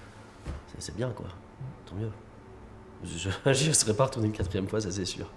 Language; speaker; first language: French; native; French